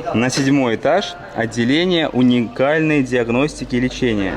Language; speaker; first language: Russian; native; Russian